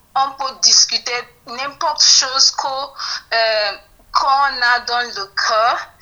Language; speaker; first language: French; non-native, learner; Yoruba